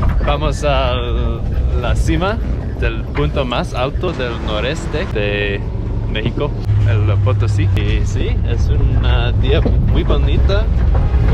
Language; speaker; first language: Spanish; non-native, learner; English